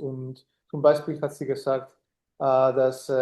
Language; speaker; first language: German; non-native, fluent; Spanish